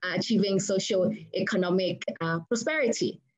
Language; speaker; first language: English; non-native, local second language; Zulu